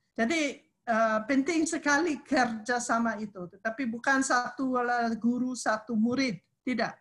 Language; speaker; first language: Indonesian; non-native, fluent; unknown